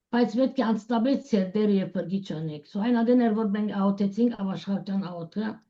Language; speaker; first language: Armenian; early bilingual, heritage; Armenian